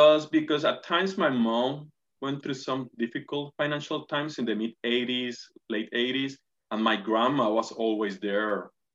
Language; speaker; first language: English; non-native, fluent; Spanish